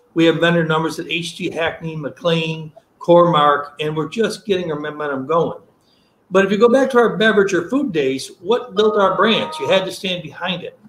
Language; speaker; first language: English; native; English